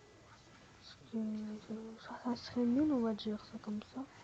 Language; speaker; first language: French; native; French